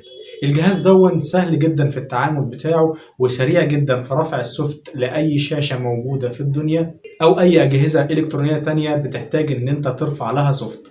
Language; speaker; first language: Arabic; native; Arabic